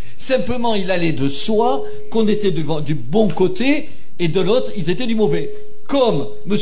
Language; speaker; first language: French; native; French